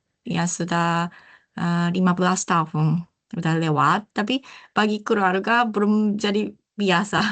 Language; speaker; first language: Indonesian; non-native, learner; Japanese